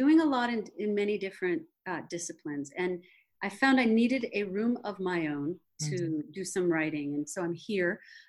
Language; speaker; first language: English; native; English